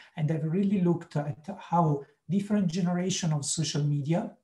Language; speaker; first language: English; non-native, fluent; Italian